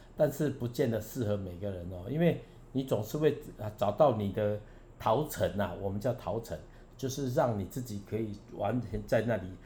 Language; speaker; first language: Chinese; non-native, local second language; Min Nan Chinese